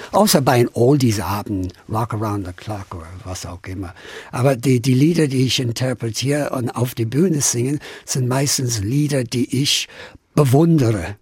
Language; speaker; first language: German; non-native, fluent; English